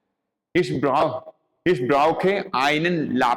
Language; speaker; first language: German; non-native, fluent; Malayalam